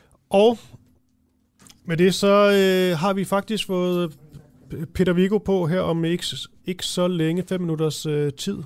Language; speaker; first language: Danish; native; Danish